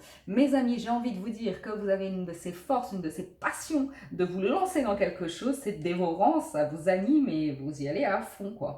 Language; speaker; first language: French; native; French